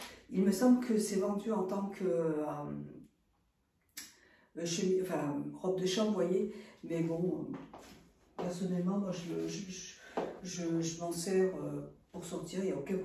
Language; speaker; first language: French; native; French